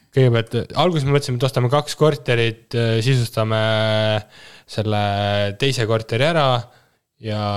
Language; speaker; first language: Estonian; native; Estonian